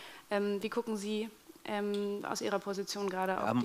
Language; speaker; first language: German; native; German